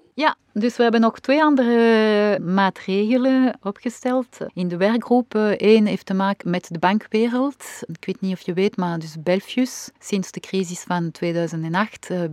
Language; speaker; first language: Dutch; non-native, local second language; French